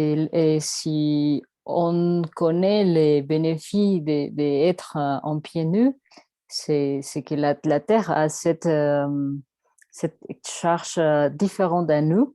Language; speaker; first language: French; non-native, learner; Spanish